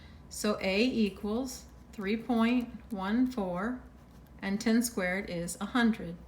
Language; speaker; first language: English; native; English